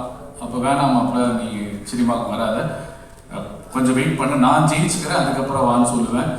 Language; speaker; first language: Tamil; native; Tamil